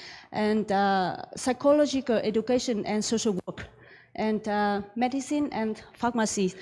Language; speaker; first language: English; non-native, learner; Vietnamese